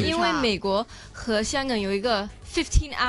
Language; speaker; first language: Chinese; non-native, local second language; Cantonese